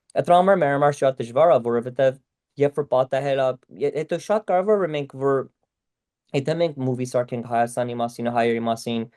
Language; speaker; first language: Armenian; early bilingual, heritage; Armenian